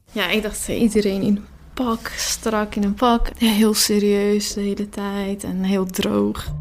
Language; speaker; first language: Dutch; early bilingual, other home language; Persian